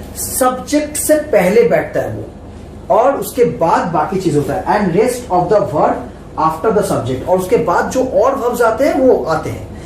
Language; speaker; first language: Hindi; non-native, local second language; Bangla